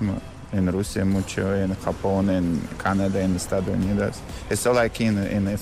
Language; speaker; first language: Spanish; non-native, learner; Russian